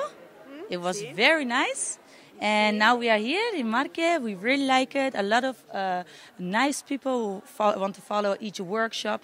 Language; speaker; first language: English; non-native, fluent; Dutch